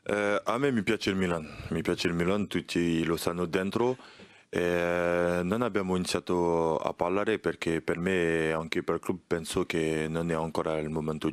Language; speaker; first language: Italian; non-native, fluent; French